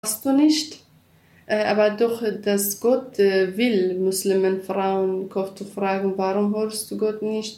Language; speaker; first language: German; non-native, learner; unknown